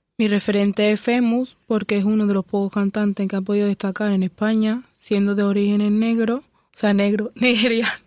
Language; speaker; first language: Spanish; native; Spanish